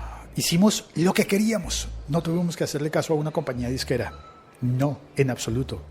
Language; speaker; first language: Spanish; native; Spanish